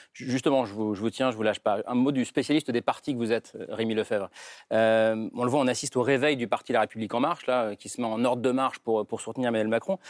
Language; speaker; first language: French; native; French